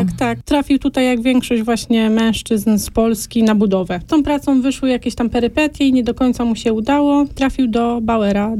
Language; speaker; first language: Polish; native; Polish